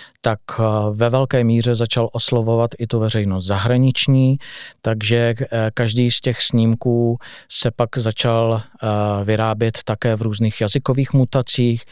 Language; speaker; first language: Czech; native; Czech